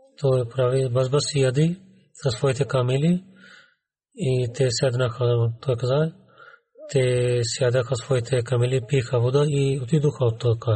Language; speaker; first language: Bulgarian; non-native, learner; Urdu